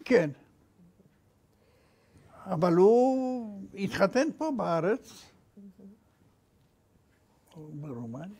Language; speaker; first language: Hebrew; non-native, fluent; Romanian